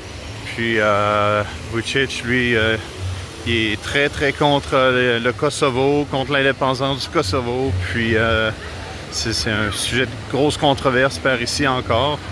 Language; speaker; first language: French; native; French